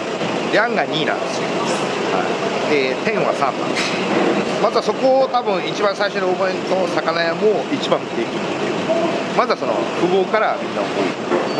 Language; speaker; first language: Japanese; native; Japanese